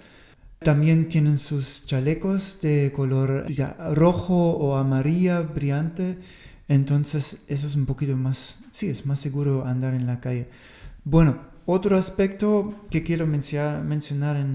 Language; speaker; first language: Spanish; non-native, fluent; German